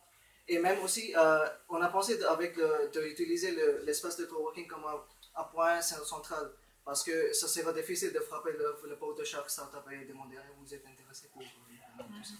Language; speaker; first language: French; non-native, fluent; Romanian